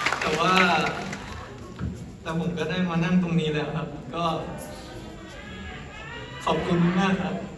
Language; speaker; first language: Thai; native; Thai